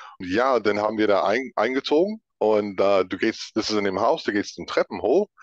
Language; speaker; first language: German; non-native, fluent; English